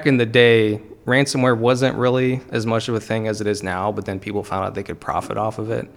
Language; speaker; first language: English; native; English